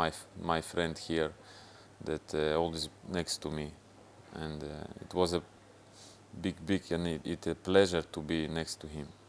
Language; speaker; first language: English; non-native, fluent; Russian